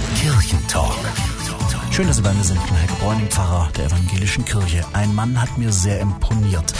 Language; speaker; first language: German; native; German